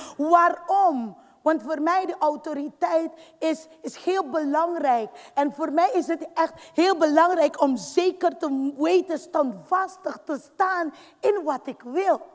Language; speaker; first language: Dutch; non-native, fluent; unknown